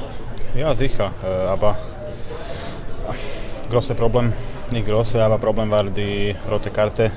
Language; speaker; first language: German; non-native, learner; Slovak